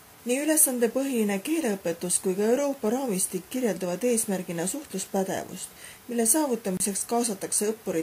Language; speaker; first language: Estonian; native; Estonian